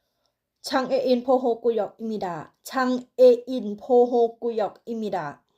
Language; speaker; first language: Korean; non-native, learner; Thai